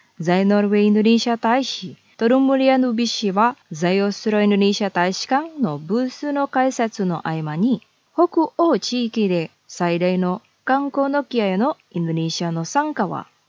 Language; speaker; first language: Japanese; non-native, fluent; Indonesian